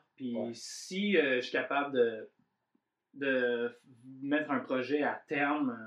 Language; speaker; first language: French; native; French